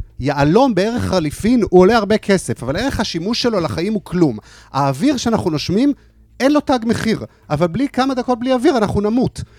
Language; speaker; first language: Hebrew; native; Hebrew